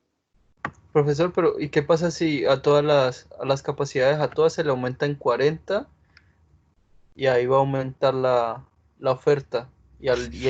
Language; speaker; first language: Spanish; native; Spanish